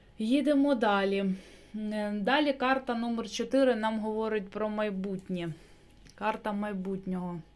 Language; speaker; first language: Ukrainian; non-native, local second language; Russian